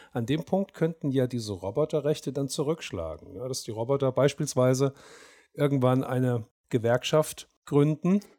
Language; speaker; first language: German; native; German